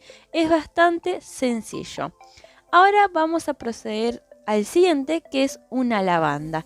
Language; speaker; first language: Spanish; native; Spanish